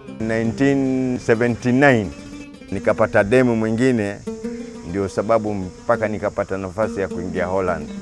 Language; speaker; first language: Swahili; native; Swahili